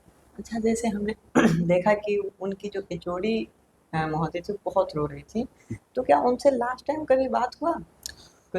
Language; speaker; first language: Hindi; native; Hindi